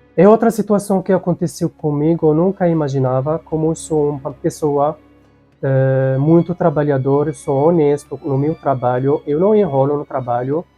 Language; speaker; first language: Portuguese; non-native, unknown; Arabic